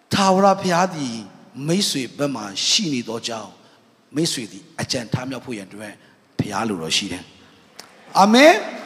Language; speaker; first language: Burmese; non-native, local second language; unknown